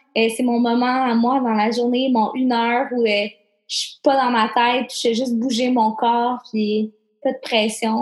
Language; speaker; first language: French; native; French